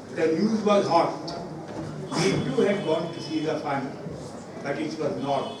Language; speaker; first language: English; non-native, local second language; Urdu